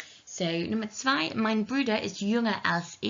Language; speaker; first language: German; non-native, learner; English